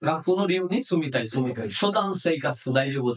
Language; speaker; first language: Japanese; non-native, fluent; Bangla